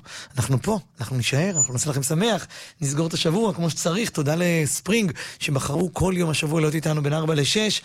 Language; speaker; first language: Hebrew; native; Hebrew